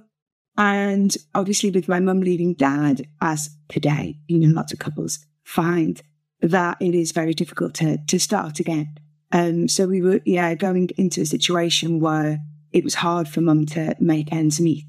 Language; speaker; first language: English; native; English